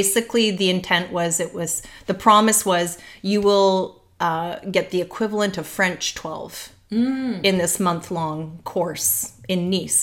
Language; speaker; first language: English; native; English